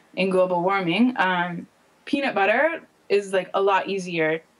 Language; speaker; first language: English; native; English